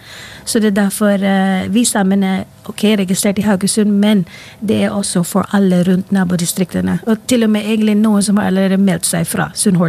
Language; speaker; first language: Norwegian; non-native, fluent; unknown